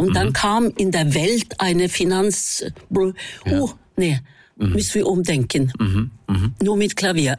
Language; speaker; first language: German; non-native, fluent; Norwegian